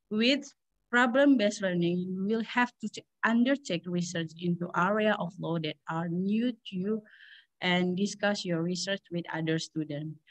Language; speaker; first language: English; non-native, learner; Indonesian